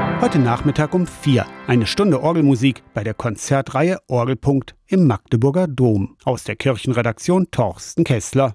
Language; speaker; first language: German; native; German